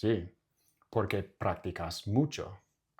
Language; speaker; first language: Spanish; non-native, learner; English